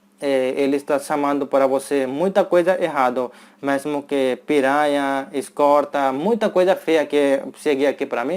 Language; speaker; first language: Portuguese; non-native, fluent; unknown